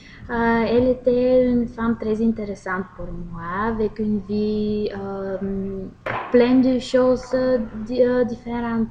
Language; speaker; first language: French; non-native, learner; Bulgarian